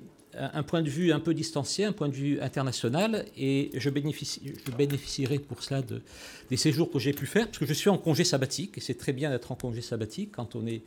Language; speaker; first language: French; native; French